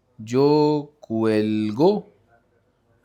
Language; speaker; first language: Spanish; non-native, learner; Hindi